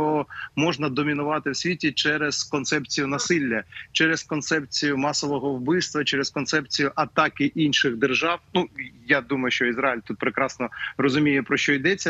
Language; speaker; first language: Ukrainian; native; Ukrainian